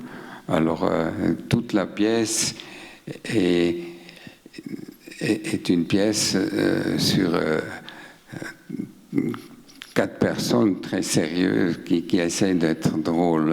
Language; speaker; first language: French; non-native, local second language; German